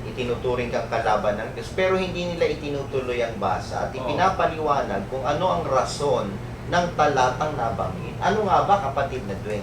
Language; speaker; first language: Filipino; native; Filipino